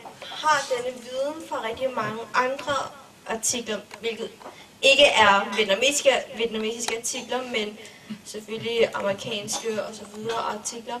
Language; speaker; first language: Danish; early bilingual, other home language; Vietnamese